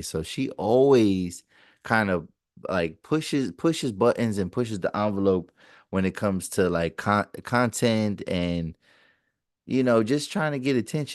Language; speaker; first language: English; native; English